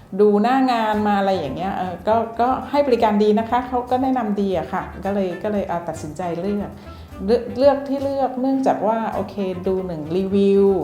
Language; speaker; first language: Thai; native; Thai